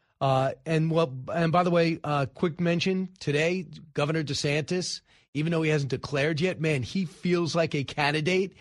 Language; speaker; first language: English; native; English